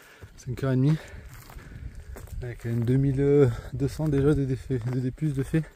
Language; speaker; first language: French; native; French